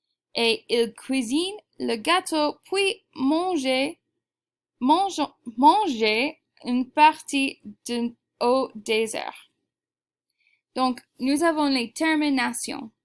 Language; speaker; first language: French; non-native, fluent; English